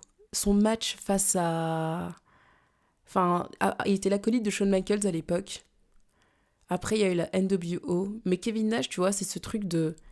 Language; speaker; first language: French; native; French